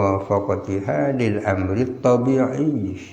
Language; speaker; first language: Arabic; non-native, fluent; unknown